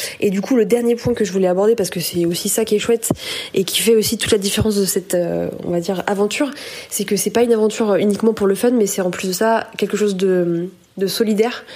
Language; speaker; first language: French; native; French